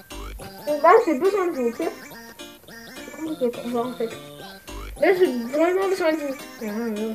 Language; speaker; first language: French; native; French